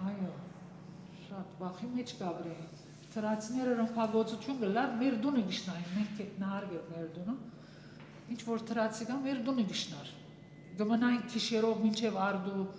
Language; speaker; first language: Armenian; early bilingual, heritage; Armenian